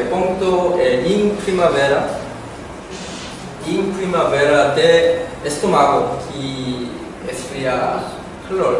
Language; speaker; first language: Portuguese; non-native, learner; Korean